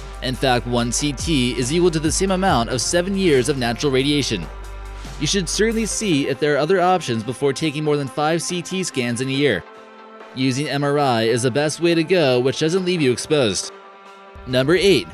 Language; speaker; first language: English; native; English